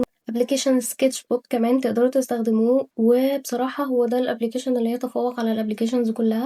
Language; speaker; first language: Arabic; native; Arabic